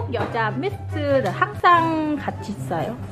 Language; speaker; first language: Korean; non-native, learner; Vietnamese